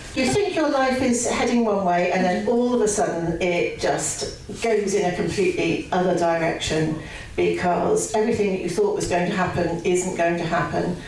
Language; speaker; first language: English; native; English